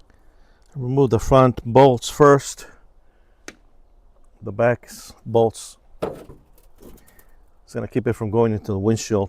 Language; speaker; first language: English; native; English